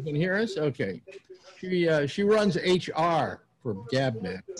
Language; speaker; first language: English; native; English